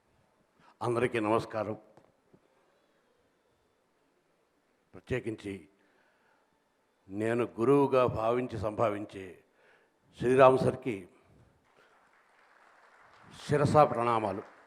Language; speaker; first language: Telugu; native; Telugu